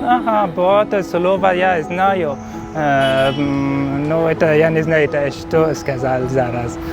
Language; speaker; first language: Russian; non-native, learner; Persian